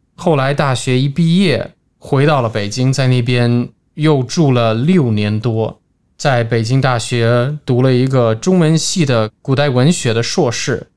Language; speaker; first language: Chinese; non-native, fluent; English